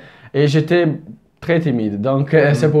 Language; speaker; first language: French; non-native, fluent; Italian